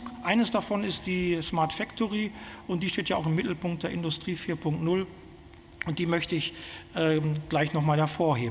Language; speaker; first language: German; native; German